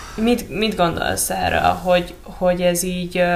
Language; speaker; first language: Hungarian; native; Hungarian